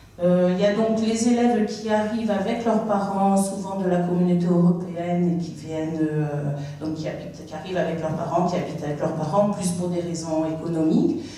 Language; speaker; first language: French; native; French